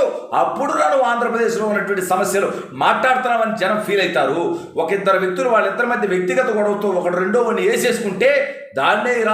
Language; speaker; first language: Telugu; native; Telugu